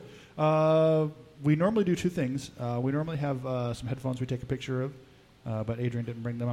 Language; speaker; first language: English; native; English